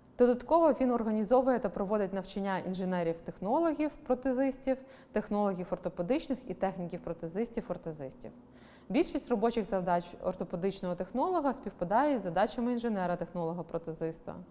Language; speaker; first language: Ukrainian; native; Ukrainian